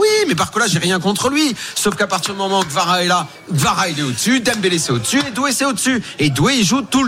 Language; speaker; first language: French; native; French